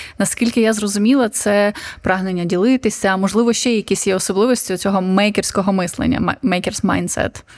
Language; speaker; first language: Ukrainian; native; Ukrainian